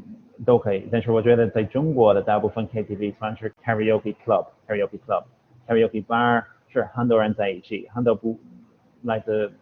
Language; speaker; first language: Chinese; non-native, fluent; English